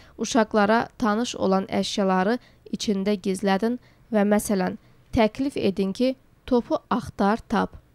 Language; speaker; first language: Azerbaijani; non-native, local second language; Georgian